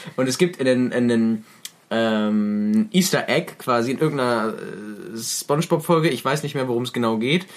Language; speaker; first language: German; early bilingual, other home language; Persian